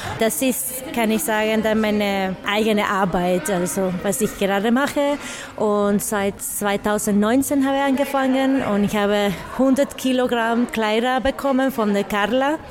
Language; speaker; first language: German; non-native, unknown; Spanish